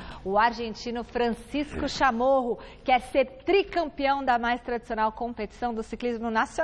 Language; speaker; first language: Portuguese; native; Portuguese